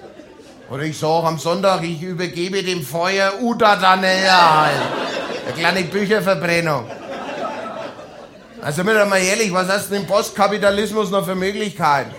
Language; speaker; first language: German; native; German